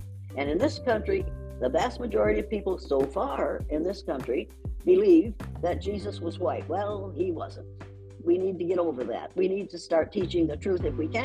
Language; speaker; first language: English; native; English